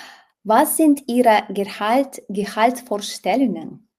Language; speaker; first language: German; non-native, learner; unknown